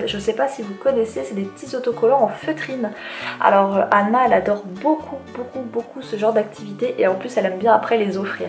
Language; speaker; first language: French; native; French